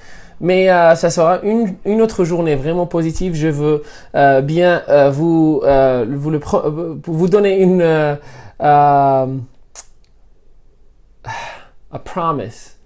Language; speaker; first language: French; non-native, fluent; Spanish